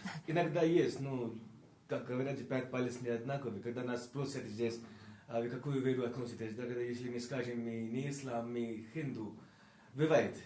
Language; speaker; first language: Russian; non-native, learner; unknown